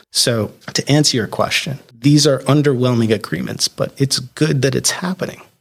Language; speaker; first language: English; native; English